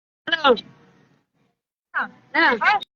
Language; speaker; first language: Filipino; non-native, local second language; Cebuano